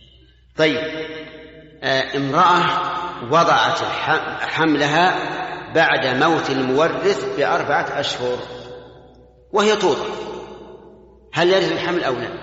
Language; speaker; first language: Arabic; native; Arabic